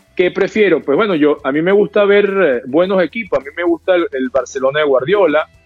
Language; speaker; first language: Spanish; native; Spanish